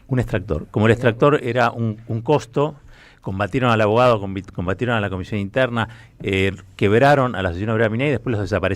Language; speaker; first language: Spanish; native; Spanish